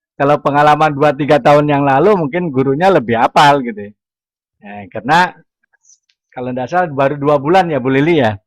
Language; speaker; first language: Indonesian; non-native, local second language; Sundanese